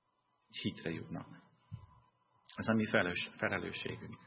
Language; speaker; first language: Hungarian; non-native, fluent; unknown